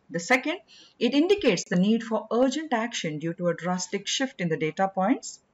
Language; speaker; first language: English; non-native, local second language; Kannada